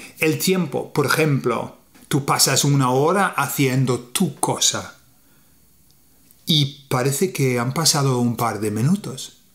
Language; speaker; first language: Spanish; non-native, fluent; English